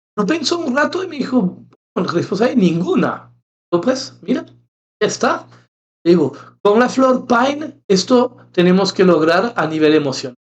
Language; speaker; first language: Spanish; non-native, fluent; French